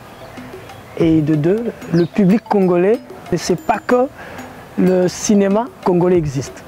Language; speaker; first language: French; non-native, local second language; Lingala